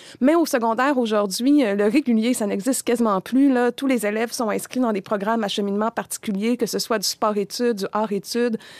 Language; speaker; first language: French; native; French